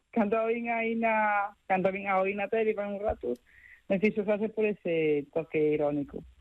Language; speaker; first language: Galician; early bilingual, heritage; Galician